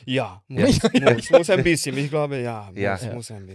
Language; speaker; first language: German; non-native, learner; Hungarian